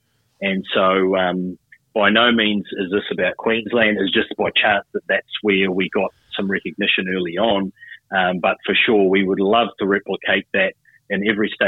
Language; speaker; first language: English; native; English